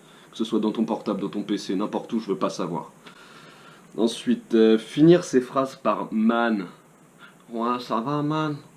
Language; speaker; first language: French; native; French